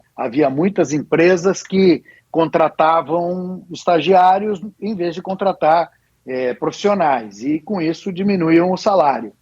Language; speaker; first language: Portuguese; native; Portuguese